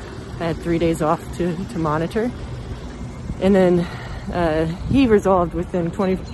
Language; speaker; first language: English; native; English